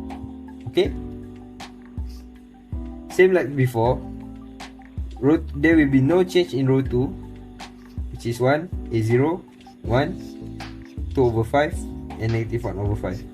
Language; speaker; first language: English; non-native, local second language; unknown